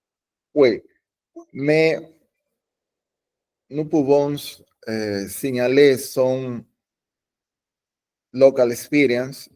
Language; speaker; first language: French; non-native, learner; Spanish